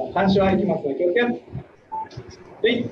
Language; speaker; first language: Japanese; native; Japanese